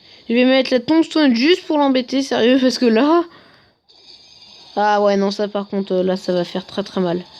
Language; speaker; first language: French; native; French